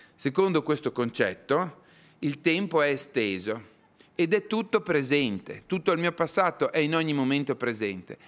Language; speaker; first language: Italian; native; Italian